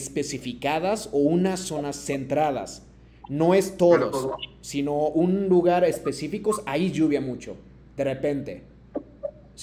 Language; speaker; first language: Spanish; non-native, fluent; Japanese